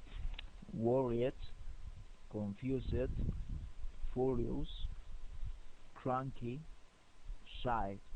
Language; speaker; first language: English; non-native, learner; Spanish